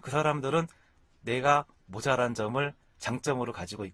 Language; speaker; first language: Korean; native; Korean